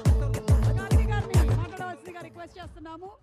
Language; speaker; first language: Telugu; native; Telugu